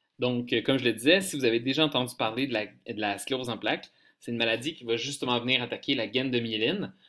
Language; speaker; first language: French; native; French